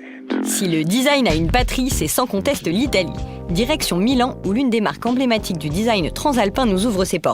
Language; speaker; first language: French; native; French